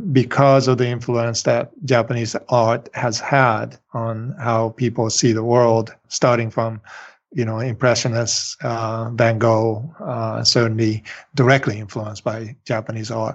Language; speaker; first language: English; non-native, fluent; Japanese